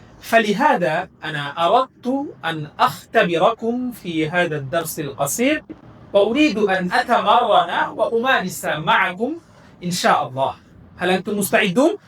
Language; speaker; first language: Arabic; non-native, fluent; Bangla